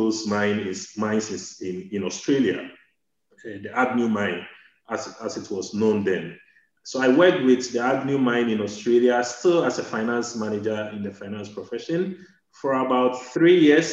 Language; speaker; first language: English; non-native, local second language; Akan